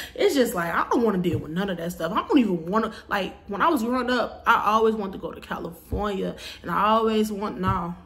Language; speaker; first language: English; native; English